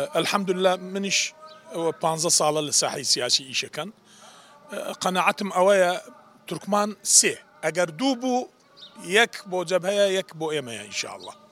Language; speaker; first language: Central Kurdish; non-native, local second language; Turkish